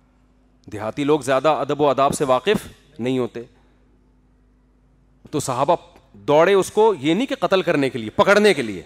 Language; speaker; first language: Urdu; native; Urdu